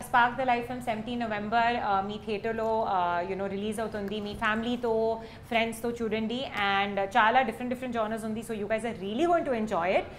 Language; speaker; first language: Telugu; non-native, learner; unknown